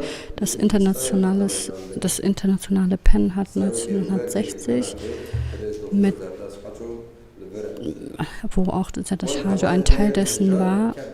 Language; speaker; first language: German; non-native, fluent; Kurdish